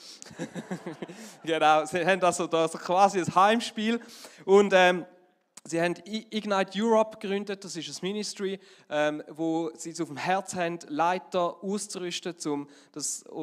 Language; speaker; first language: German; native; German